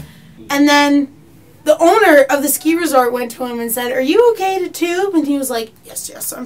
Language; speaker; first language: English; native; English